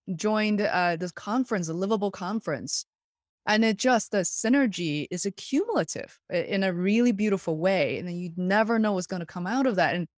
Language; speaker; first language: English; non-native, fluent; Chinese